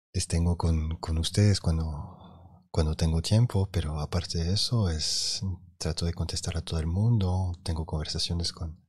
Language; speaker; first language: Spanish; non-native, fluent; French